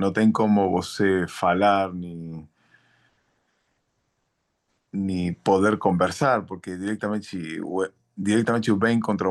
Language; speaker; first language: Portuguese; non-native, learner; Spanish